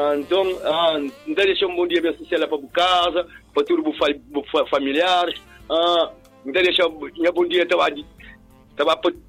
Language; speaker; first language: Portuguese; non-native, local second language; Kabuverdianu